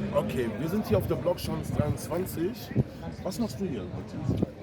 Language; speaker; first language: German; native; German